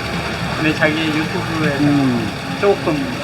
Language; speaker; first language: Korean; non-native, learner; Khmer